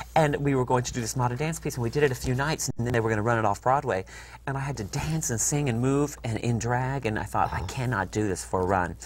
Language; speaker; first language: English; native; English